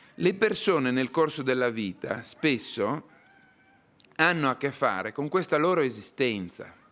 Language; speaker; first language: Italian; native; Italian